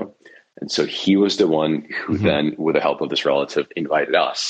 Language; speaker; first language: English; non-native, fluent; Russian